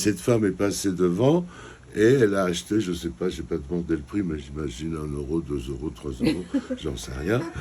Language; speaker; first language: French; non-native, fluent; Georgian